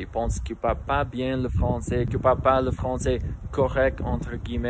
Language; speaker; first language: French; non-native, fluent; English